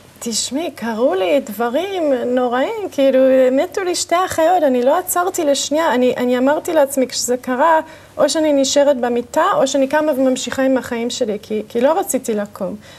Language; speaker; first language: Hebrew; early bilingual, other home language; English